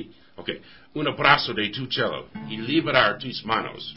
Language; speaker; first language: Spanish; non-native, learner; English